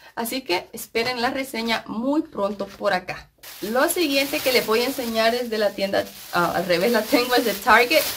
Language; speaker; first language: Spanish; native; Spanish